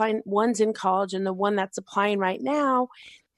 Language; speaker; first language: English; native; English